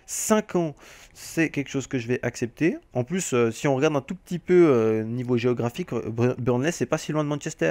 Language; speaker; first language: French; native; French